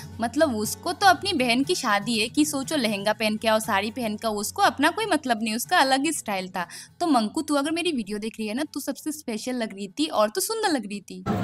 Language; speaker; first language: Hindi; non-native, local second language; Bangla